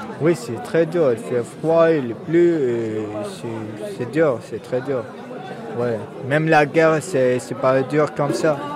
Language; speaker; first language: French; non-native, learner; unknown